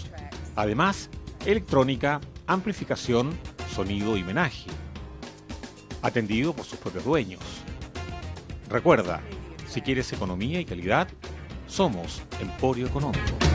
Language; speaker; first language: Spanish; native; Spanish